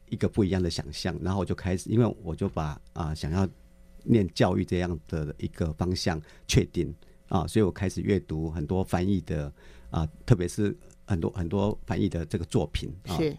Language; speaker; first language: Chinese; native; Chinese